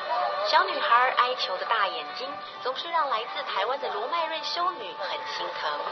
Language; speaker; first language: Chinese; native; Chinese